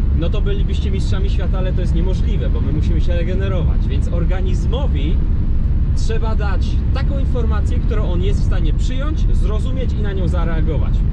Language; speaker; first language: Polish; native; Polish